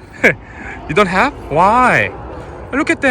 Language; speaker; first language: English; non-native, learner; Korean